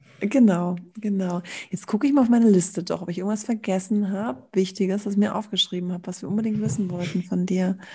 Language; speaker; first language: German; native; German